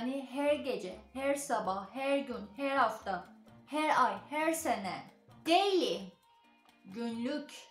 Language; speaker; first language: Turkish; non-native, learner; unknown